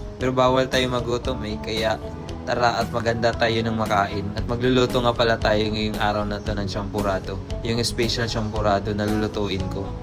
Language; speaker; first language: Filipino; non-native, local second language; Cebuano